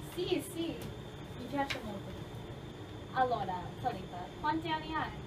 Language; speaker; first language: Italian; non-native, learner; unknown